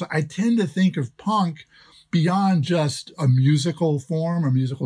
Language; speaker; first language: English; native; English